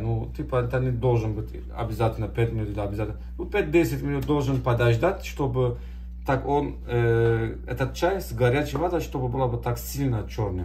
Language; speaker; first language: Russian; non-native, learner; Turkish